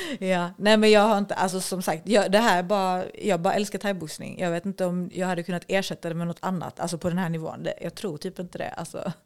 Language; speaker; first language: Swedish; native; Swedish